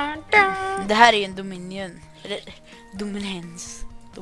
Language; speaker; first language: Swedish; native; Swedish